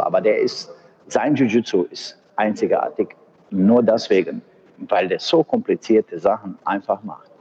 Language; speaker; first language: German; non-native, fluent; Bosnian